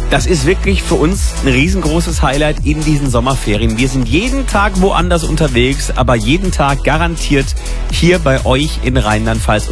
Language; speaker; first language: German; native; German